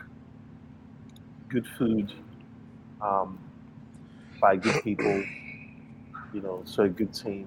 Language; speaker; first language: English; non-native, local second language; Igbo